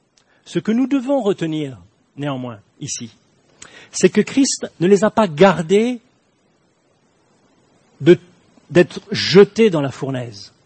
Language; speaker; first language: French; native; French